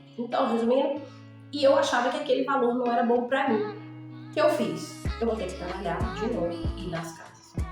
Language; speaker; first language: Portuguese; native; Portuguese